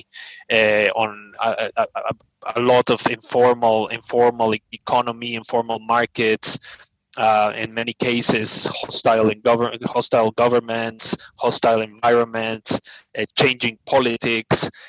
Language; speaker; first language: English; non-native, fluent; Spanish